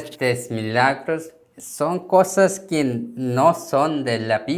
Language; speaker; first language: Spanish; non-native, learner; Korean